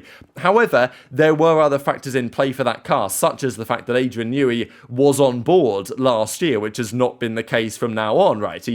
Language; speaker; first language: English; native; English